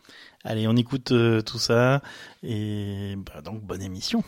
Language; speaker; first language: French; native; French